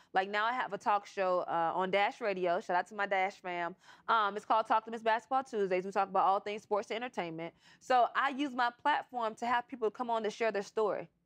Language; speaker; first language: English; native; English